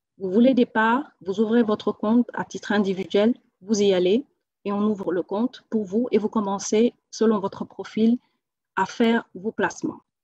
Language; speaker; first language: French; non-native, local second language; Wolof